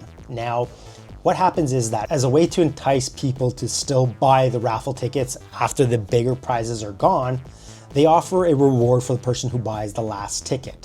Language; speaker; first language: English; native; English